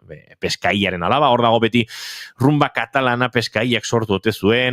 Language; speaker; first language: Basque; native; Basque